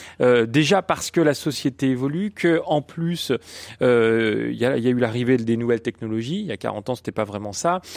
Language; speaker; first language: French; native; French